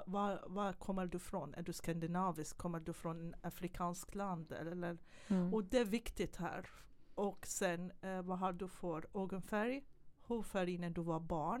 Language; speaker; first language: Swedish; non-native, fluent; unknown